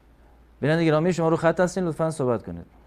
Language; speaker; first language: Persian; native; Persian